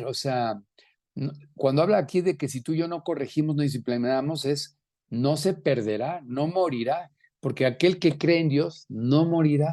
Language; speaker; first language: Spanish; native; Spanish